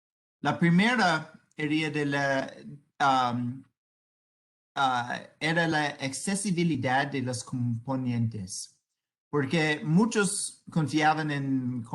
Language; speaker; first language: Spanish; non-native, learner; English